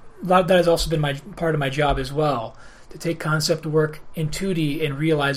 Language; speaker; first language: English; early bilingual, other home language; Greek